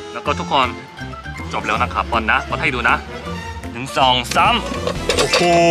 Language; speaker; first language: Thai; non-native, fluent; Korean